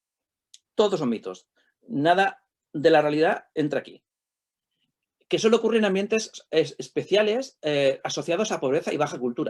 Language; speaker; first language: Spanish; native; Spanish